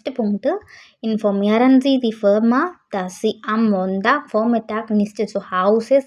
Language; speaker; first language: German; non-native, learner; Malayalam